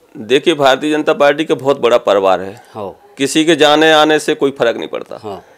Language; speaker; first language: Hindi; native; Hindi